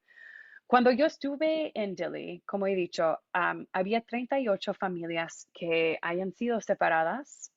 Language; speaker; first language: Spanish; non-native, fluent; English